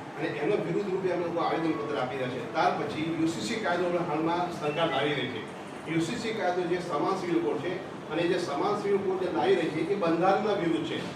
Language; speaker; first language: Gujarati; native; Gujarati